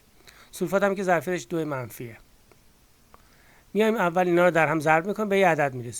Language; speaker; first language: Persian; native; Persian